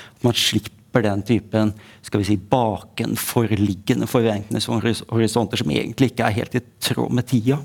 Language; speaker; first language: Norwegian; native; Norwegian